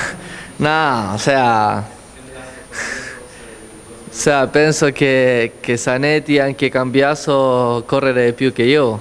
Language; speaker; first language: Italian; non-native, learner; Spanish